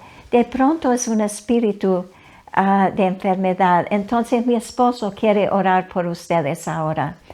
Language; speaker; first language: Spanish; non-native, fluent; English